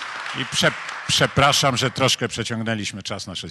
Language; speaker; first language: Polish; native; Polish